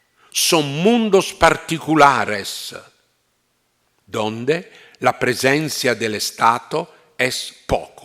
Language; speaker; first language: Spanish; non-native, fluent; Italian